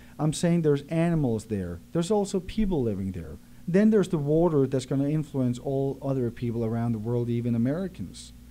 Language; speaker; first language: English; non-native, fluent; Danish